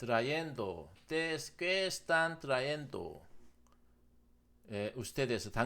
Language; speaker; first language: Spanish; non-native, learner; Korean